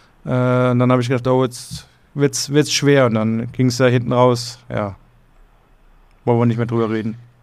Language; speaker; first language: German; native; German